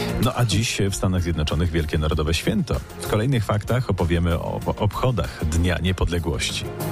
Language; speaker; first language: Polish; native; Polish